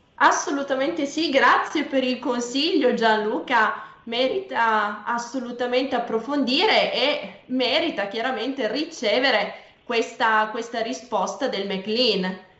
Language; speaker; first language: Italian; native; Italian